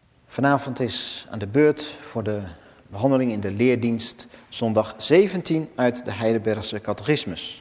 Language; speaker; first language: Dutch; native; Dutch